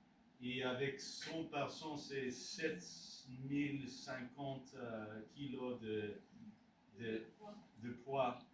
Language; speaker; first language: French; non-native, learner; English